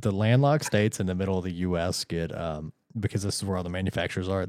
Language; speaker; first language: English; native; English